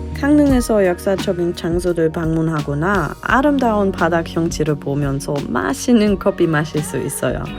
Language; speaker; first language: Korean; non-native, learner; German